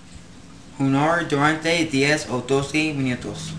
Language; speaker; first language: Spanish; non-native, learner; English